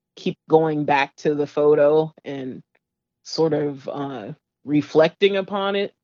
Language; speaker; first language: English; native; English